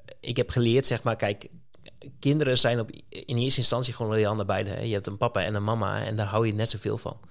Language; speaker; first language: Dutch; native; Dutch